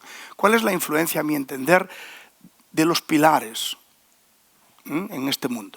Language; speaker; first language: Spanish; native; Spanish